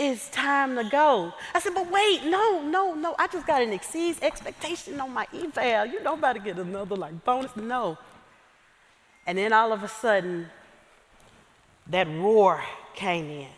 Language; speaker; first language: English; native; English